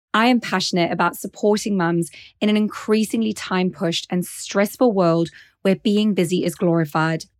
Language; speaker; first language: English; native; English